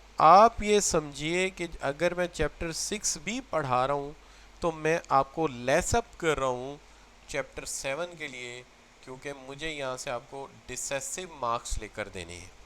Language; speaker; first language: Urdu; native; Urdu